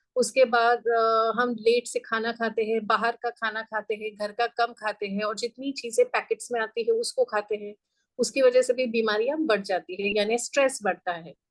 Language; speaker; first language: Hindi; non-native, local second language; Gujarati